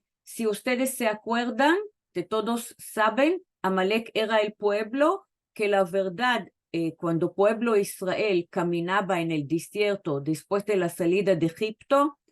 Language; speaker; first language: Spanish; non-native, fluent; Hebrew